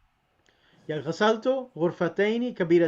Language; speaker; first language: Arabic; non-native, fluent; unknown